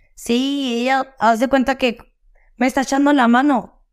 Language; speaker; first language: Spanish; early bilingual, heritage; Spanish